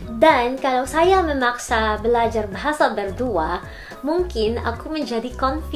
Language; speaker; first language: Indonesian; non-native, learner; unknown